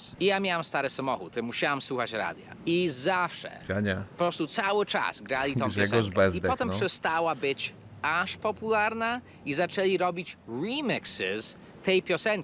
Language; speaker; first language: Polish; non-native, fluent; English